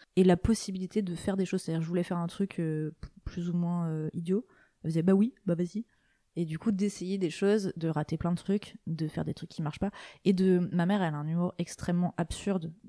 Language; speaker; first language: French; native; French